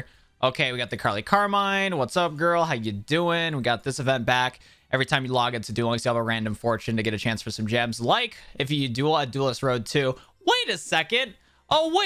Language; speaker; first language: English; native; English